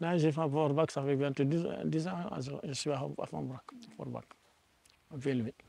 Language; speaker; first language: French; non-native, learner; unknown